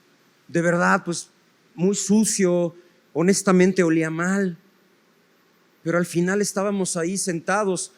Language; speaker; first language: Spanish; native; Spanish